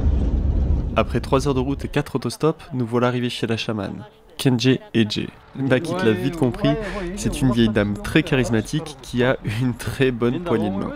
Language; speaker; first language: French; native; French